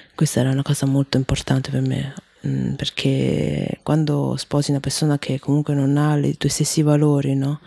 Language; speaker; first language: Italian; early bilingual, other home language; Chinese